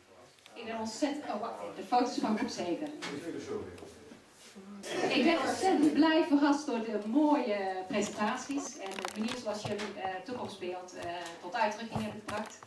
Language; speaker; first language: Dutch; native; Dutch